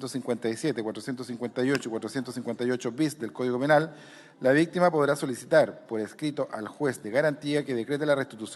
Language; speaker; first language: Spanish; native; Spanish